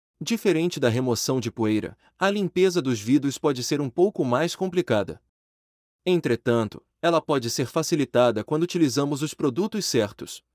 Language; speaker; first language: Portuguese; native; Portuguese